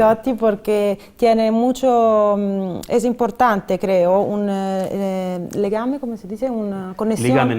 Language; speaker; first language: Spanish; non-native, fluent; Italian